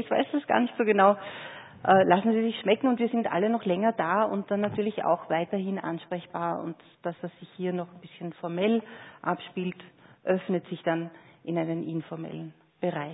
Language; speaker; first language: German; native; German